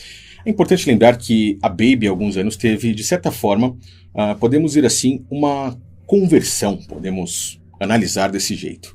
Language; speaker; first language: Portuguese; native; Portuguese